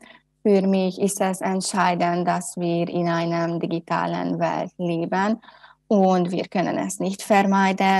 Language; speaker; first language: German; non-native, learner; Hungarian